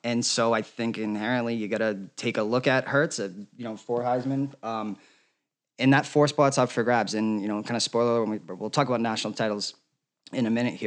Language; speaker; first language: English; native; English